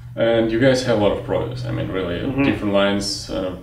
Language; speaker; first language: English; non-native, fluent; Russian